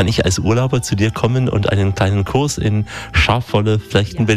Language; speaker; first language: German; native; German